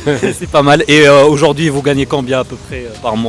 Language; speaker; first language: French; native; French